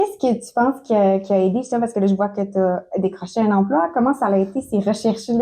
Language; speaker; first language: French; native; French